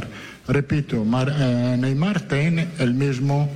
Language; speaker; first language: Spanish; non-native, learner; Italian